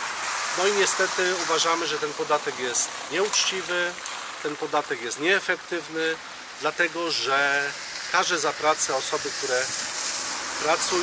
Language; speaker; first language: Polish; native; Polish